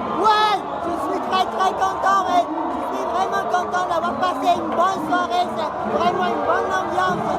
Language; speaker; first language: French; non-native, fluent; Khmer